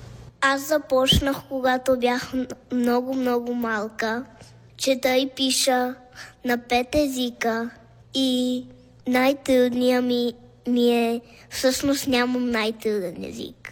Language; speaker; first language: Bulgarian; early bilingual, heritage; Bulgarian